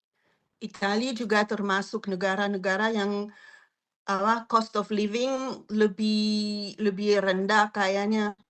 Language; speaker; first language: Indonesian; non-native, fluent; French